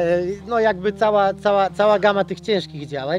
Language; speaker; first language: Polish; native; Polish